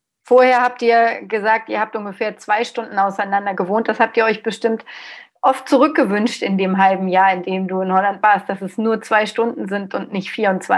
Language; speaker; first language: German; native; German